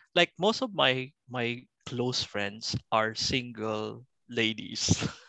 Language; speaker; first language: English; non-native, local second language; Cebuano